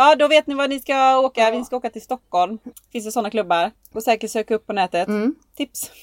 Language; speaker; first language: Swedish; native; Swedish